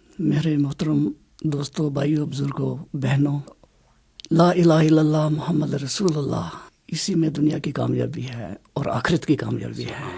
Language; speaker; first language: Urdu; non-native, local second language; Punjabi